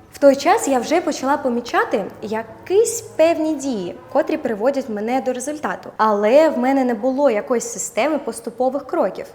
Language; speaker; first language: Ukrainian; non-native, local second language; Russian